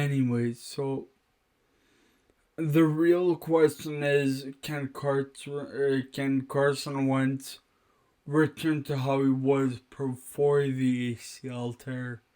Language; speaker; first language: English; native; English